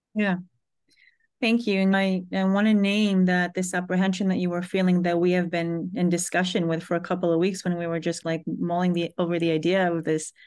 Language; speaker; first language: English; early bilingual, other home language; Hebrew